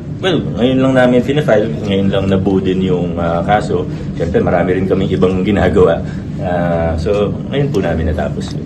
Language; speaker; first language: Filipino; native; Filipino